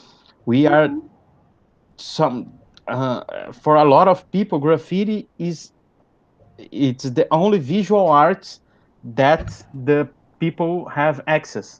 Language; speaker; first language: English; non-native, fluent; Portuguese